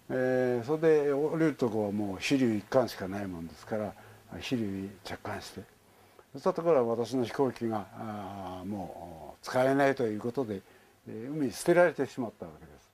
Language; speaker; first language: Japanese; native; Japanese